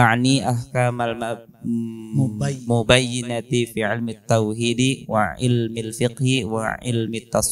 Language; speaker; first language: Arabic; non-native, learner; Indonesian